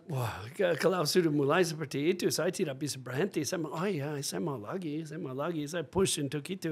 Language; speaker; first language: Indonesian; non-native, fluent; English